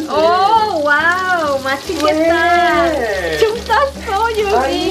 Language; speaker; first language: Korean; non-native, learner; Spanish